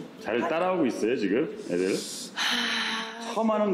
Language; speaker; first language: Korean; native; Korean